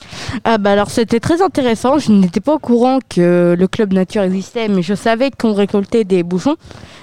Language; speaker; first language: French; native; French